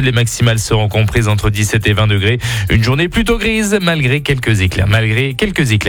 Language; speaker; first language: French; native; French